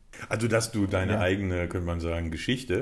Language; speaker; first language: German; native; German